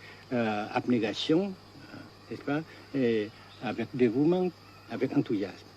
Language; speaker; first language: French; non-native, local second language; Vietnamese